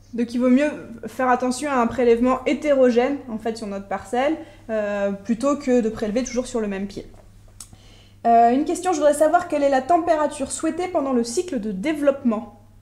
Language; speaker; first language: French; native; French